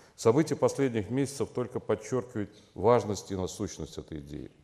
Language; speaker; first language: Russian; native; Russian